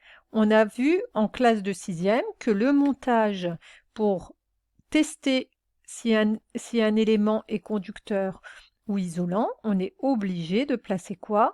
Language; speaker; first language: French; native; French